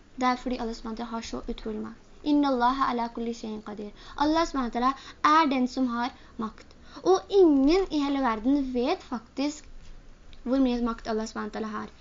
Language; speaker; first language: Norwegian; early bilingual, other home language; Urdu